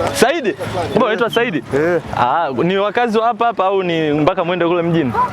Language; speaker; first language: Swahili; native; Swahili